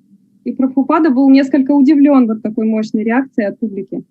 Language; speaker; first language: Russian; native; Russian